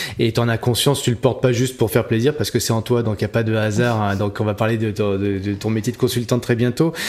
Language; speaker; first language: French; native; French